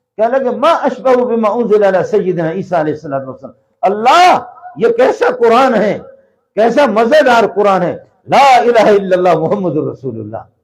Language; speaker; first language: Urdu; non-native, local second language; Brahui